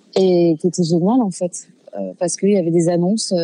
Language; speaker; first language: French; native; French